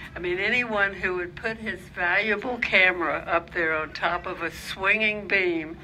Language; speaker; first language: English; native; English